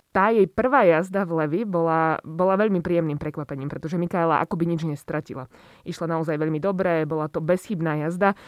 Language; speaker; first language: Slovak; native; Slovak